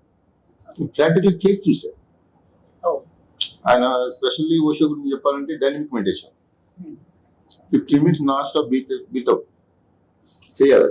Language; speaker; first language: Telugu; native; Telugu